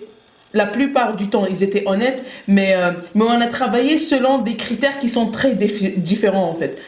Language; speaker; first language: French; non-native, local second language; Arabic